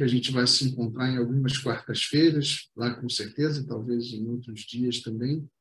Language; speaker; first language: Portuguese; native; Portuguese